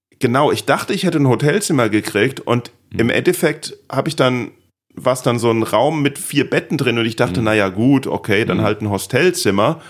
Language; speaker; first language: German; native; German